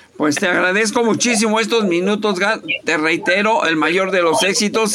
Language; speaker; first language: Spanish; native; Spanish